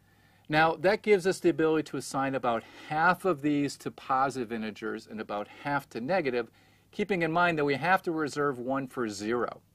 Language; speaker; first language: English; native; English